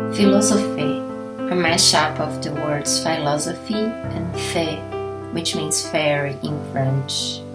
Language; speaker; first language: English; non-native, fluent; Portuguese